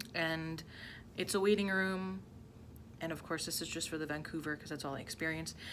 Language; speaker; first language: English; native; English